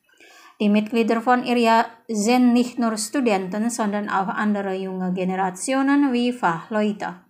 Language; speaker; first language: German; non-native, fluent; Indonesian